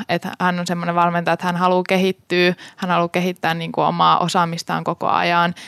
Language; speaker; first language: Finnish; native; Finnish